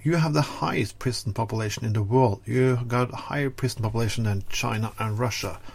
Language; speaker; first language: English; non-native, fluent; Norwegian